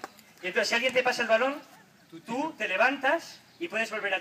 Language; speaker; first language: Spanish; native; Spanish